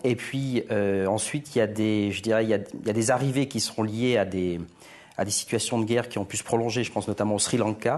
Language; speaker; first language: French; native; French